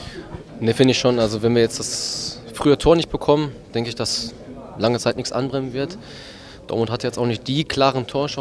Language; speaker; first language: German; native; German